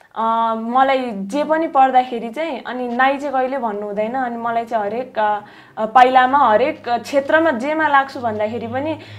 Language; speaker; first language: Nepali; native; Nepali